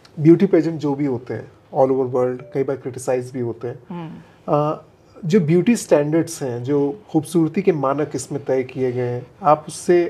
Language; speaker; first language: Hindi; native; Hindi